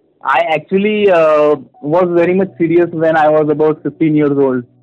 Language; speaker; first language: English; non-native, local second language; Marathi